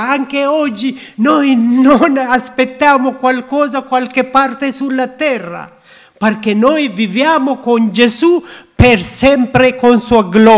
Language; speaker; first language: Italian; non-native, learner; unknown